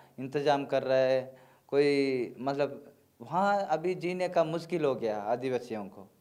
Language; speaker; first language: Hindi; non-native, local second language; Gondi